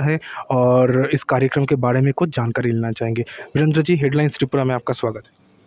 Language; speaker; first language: Hindi; non-native, local second language; Bangla